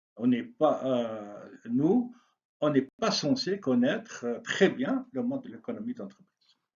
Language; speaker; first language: French; non-native, local second language; Arabic